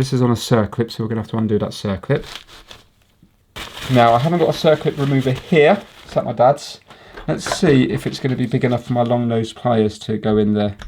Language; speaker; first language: English; native; English